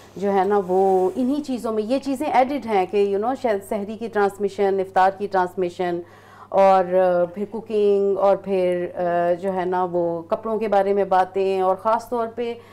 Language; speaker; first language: Urdu; native; Urdu